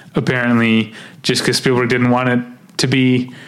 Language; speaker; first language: English; native; English